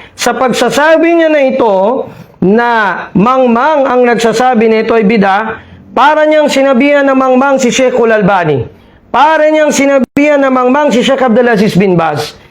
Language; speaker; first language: Filipino; non-native, local second language; Maranao